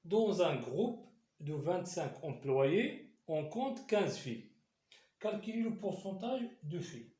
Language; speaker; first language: French; non-native, local second language; Arabic